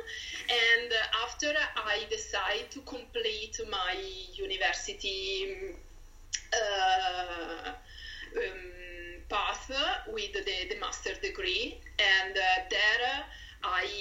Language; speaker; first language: English; non-native, fluent; Italian